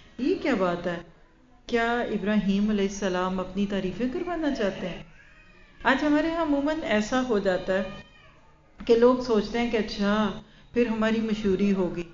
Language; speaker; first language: Urdu; native; Urdu